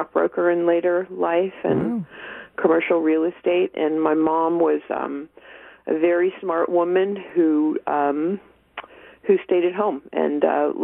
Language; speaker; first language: English; native; English